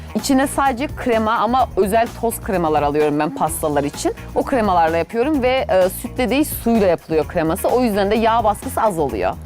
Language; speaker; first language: Turkish; native; Turkish